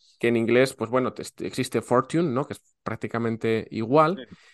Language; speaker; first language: Spanish; native; Spanish